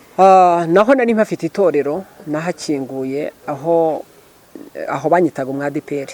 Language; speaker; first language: Kinyarwanda; early bilingual, heritage; Kinyarwanda